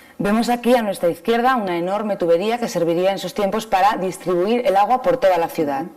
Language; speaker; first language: Spanish; native; Spanish